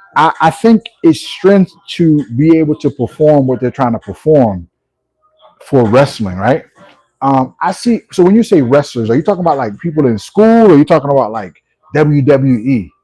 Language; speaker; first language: English; native; English